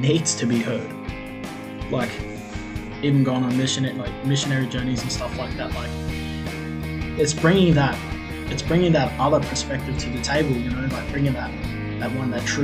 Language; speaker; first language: English; native; English